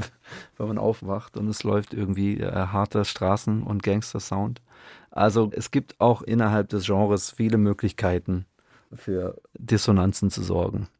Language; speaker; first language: German; native; German